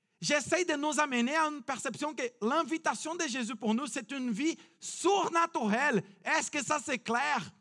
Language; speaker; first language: French; non-native, fluent; Portuguese